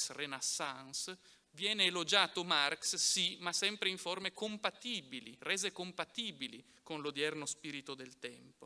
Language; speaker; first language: Italian; native; Italian